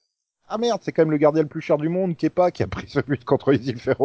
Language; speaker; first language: French; native; French